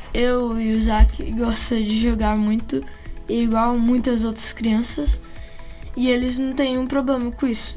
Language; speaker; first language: Portuguese; early bilingual, heritage; Portuguese